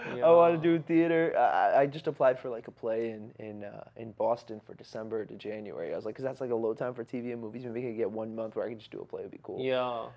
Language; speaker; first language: English; early bilingual, other home language; Hindi